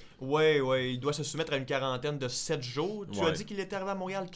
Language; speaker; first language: French; native; French